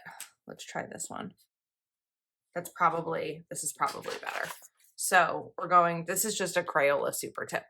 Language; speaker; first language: English; native; English